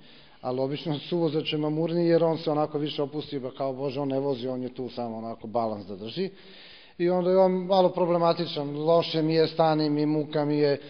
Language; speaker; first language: Bosnian; native; Bosnian